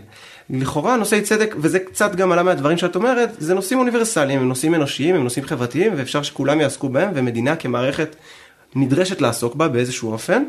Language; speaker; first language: Hebrew; native; Hebrew